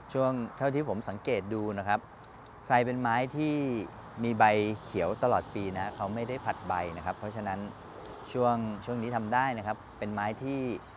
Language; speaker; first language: Thai; native; Thai